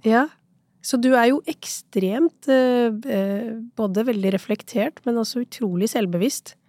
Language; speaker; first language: Norwegian; early bilingual, other home language; Urdu